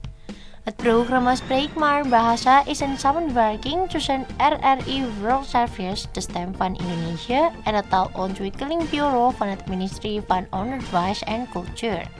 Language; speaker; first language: Dutch; non-native, fluent; Indonesian